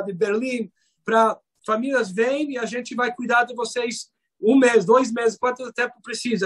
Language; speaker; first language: Portuguese; non-native, fluent; Hebrew